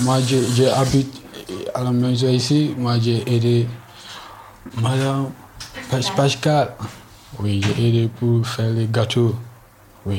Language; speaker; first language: French; non-native, learner; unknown